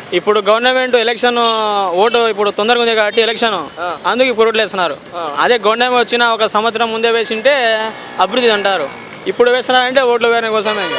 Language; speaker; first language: Telugu; native; Telugu